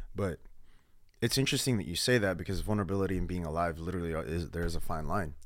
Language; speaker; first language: English; early bilingual, other home language; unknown